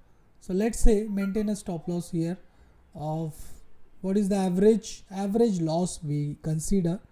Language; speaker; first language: English; non-native, local second language; Hindi